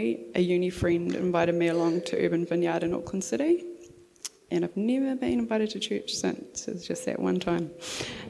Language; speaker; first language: English; native; English